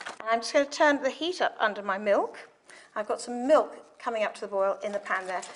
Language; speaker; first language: English; native; English